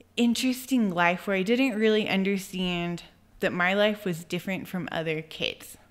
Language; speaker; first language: English; native; English